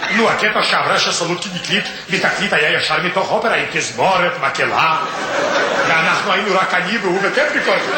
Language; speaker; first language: Hebrew; non-native, fluent; Russian